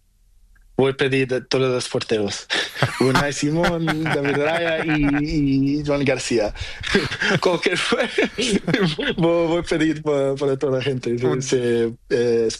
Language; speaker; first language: Spanish; non-native, local second language; Portuguese